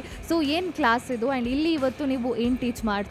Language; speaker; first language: Kannada; native; Kannada